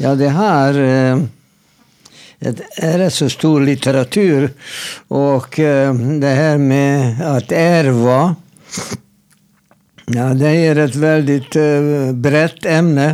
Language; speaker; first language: Swedish; non-native, fluent; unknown